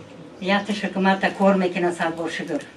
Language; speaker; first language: Persian; non-native, learner; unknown